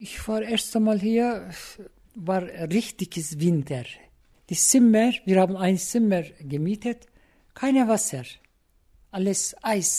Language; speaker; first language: German; non-native, learner; Turkish